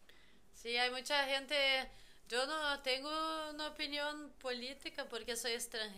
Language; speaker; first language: Spanish; non-native, fluent; Portuguese